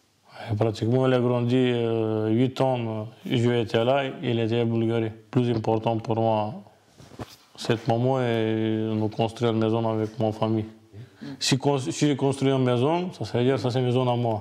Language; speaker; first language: French; non-native, learner; Bulgarian